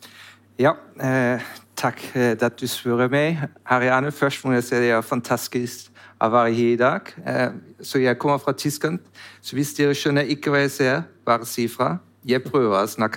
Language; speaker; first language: Norwegian; non-native, learner; German